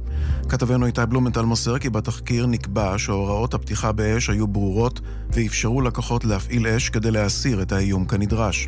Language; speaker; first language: Hebrew; native; Hebrew